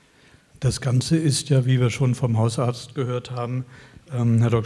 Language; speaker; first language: German; native; German